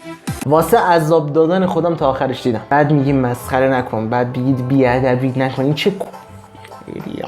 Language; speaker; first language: Persian; native; Persian